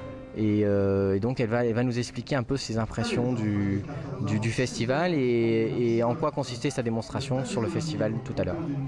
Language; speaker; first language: French; native; French